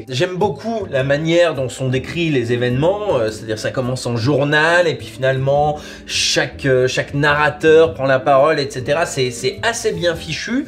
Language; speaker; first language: French; native; French